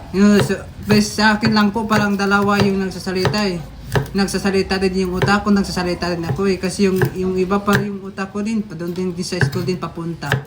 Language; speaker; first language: Filipino; non-native, local second language; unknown